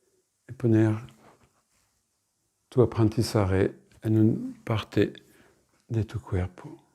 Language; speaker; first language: Spanish; non-native, fluent; French